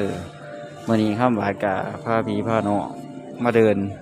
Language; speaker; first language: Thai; non-native, local second language; Lao